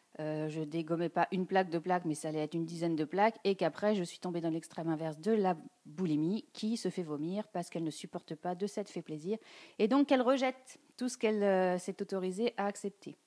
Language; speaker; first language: French; native; French